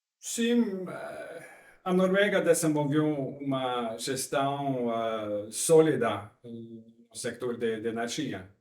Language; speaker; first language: Portuguese; non-native, fluent; Norwegian